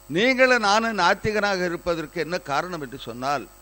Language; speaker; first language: Tamil; native; Tamil